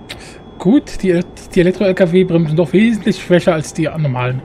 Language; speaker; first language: German; native; German